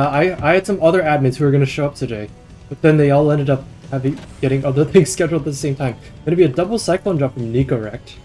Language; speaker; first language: English; native; English